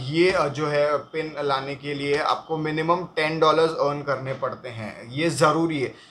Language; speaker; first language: Hindi; non-native, local second language; Marathi